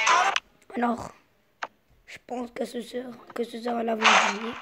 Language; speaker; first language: French; non-native, local second language; Arabic